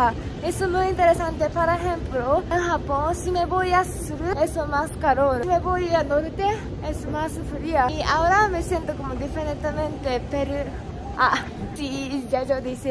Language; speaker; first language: Spanish; non-native, learner; Japanese